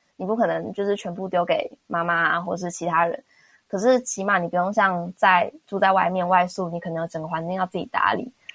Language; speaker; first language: Chinese; native; Chinese